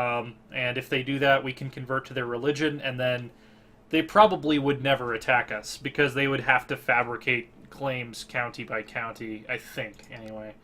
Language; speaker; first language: English; native; English